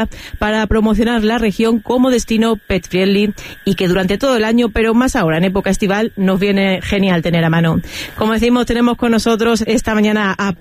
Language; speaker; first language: Spanish; native; Spanish